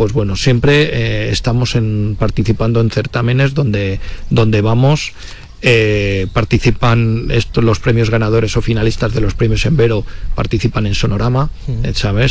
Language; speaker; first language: Spanish; native; Spanish